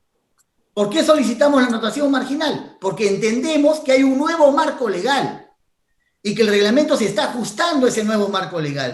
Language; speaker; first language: Spanish; native; Spanish